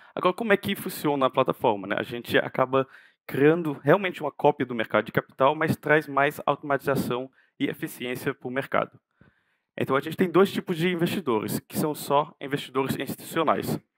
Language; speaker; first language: Portuguese; non-native, fluent; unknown